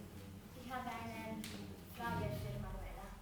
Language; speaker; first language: German; non-native, learner; Romanian